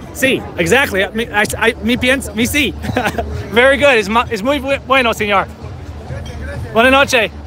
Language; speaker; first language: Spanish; non-native, learner; English